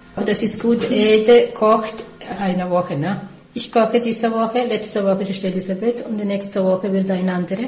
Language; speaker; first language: German; non-native, learner; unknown